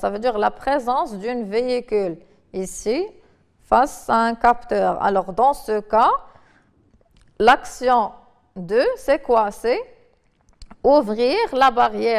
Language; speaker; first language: French; non-native, local second language; Arabic